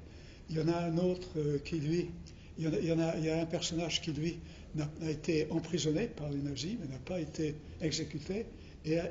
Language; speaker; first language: French; native; French